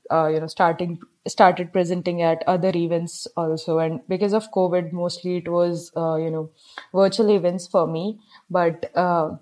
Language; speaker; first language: English; non-native, local second language; Hindi